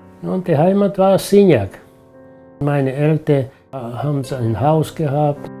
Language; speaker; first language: German; early bilingual, heritage; German